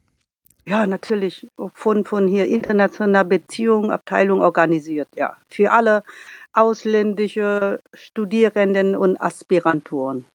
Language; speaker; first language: German; non-native, learner; Vietnamese